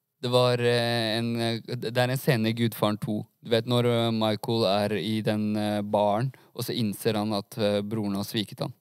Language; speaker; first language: Norwegian; early bilingual, other home language; Persian